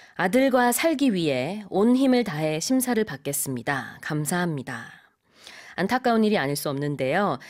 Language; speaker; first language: Korean; native; Korean